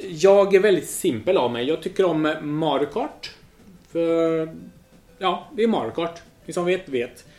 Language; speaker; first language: Swedish; early bilingual, other home language; Spanish